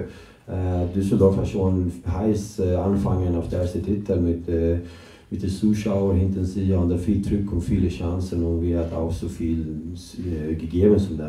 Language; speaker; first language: German; non-native, fluent; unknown